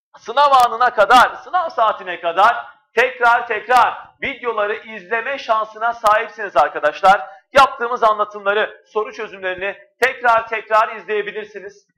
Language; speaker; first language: Turkish; native; Turkish